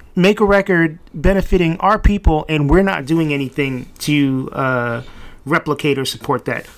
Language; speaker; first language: English; native; English